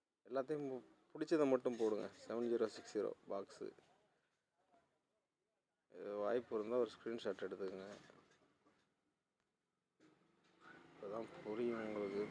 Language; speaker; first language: Tamil; native; Tamil